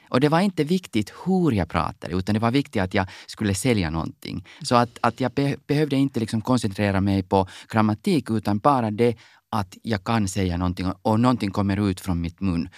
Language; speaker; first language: Swedish; non-native, local second language; Finnish